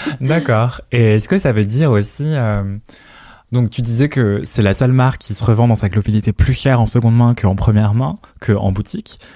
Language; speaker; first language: French; native; French